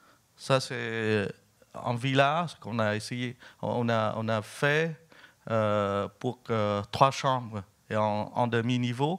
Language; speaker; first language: French; non-native, fluent; Vietnamese